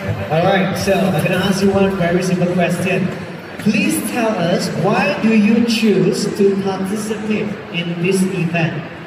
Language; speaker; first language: English; non-native, local second language; Chinese